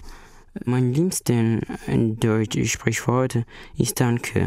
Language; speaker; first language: German; non-native, learner; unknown